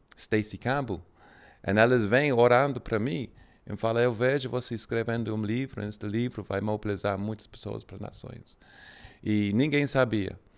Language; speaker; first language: Portuguese; non-native, fluent; English